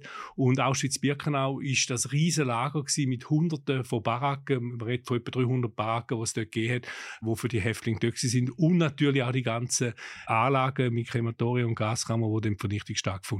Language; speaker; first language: German; native; German